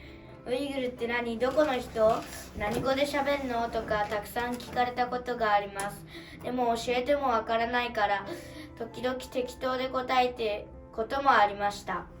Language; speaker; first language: Japanese; early bilingual, other home language; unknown